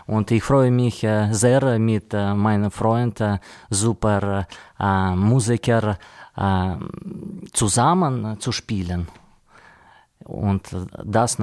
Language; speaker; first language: German; non-native, learner; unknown